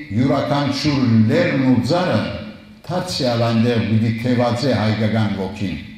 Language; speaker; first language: Armenian; early bilingual, heritage; Armenian